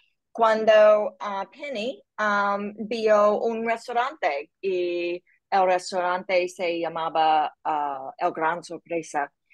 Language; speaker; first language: Spanish; non-native, learner; English